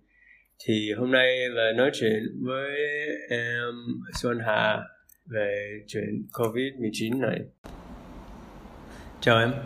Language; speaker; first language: Vietnamese; early bilingual, heritage; English